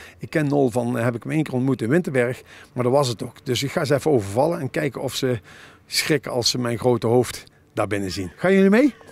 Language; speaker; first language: Dutch; native; Dutch